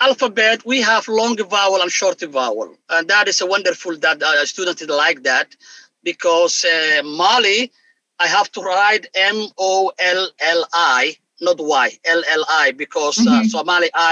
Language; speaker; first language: English; non-native, fluent; Somali